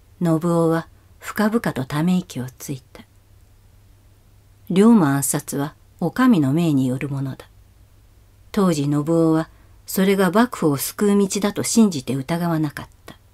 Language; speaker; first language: Japanese; native; Japanese